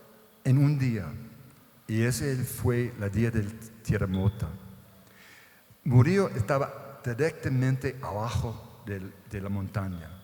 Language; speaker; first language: Spanish; non-native, fluent; English